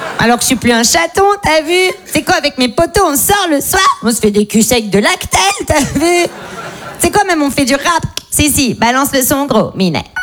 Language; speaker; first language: French; native; French